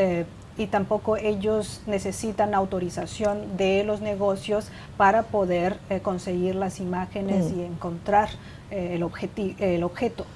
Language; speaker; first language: Spanish; non-native, fluent; Chinese